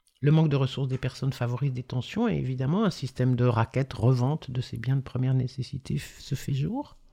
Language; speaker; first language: French; native; French